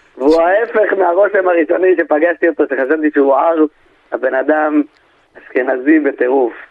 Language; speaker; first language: Hebrew; native; Hebrew